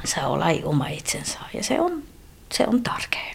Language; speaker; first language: Finnish; non-native, fluent; French